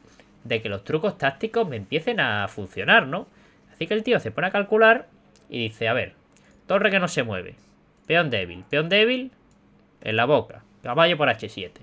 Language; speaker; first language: Spanish; native; Spanish